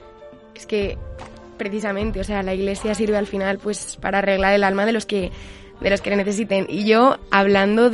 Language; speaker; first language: Spanish; native; Spanish